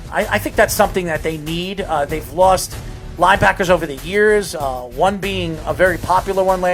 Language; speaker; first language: English; native; English